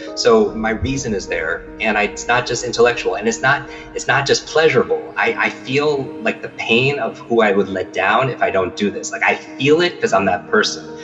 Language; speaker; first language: English; native; English